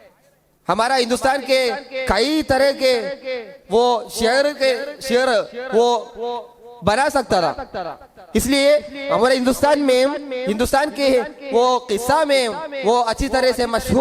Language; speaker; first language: Hindi; non-native, local second language; Malayalam